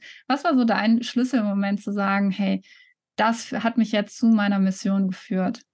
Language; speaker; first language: German; native; German